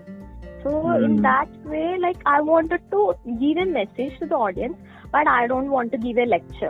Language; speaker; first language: English; non-native, local second language; Malayalam